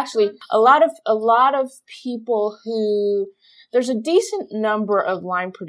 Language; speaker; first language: English; native; English